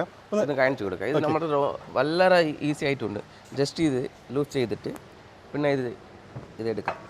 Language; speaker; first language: Malayalam; non-native, learner; Tamil